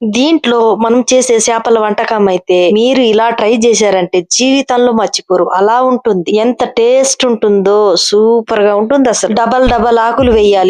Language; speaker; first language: Telugu; non-native, local second language; Koya